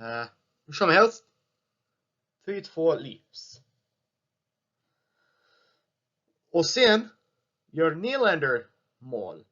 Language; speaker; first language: Swedish; non-native, learner; English